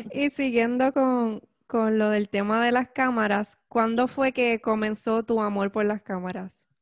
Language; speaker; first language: Spanish; native; Spanish